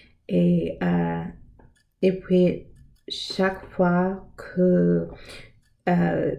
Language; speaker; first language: French; non-native, learner; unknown